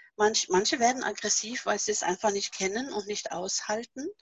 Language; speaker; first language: German; non-native, fluent; Norwegian